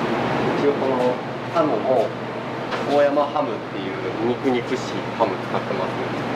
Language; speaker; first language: Japanese; native; Japanese